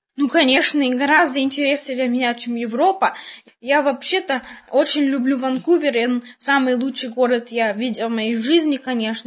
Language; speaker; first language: Russian; early bilingual, heritage; Russian